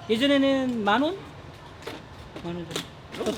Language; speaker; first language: Korean; native; Korean